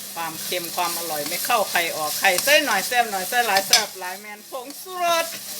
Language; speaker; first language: Thai; native; Thai